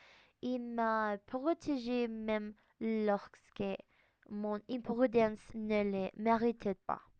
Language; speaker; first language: French; non-native, learner; Spanish